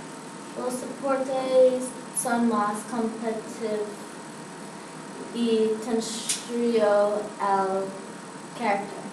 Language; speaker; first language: Spanish; non-native, learner; English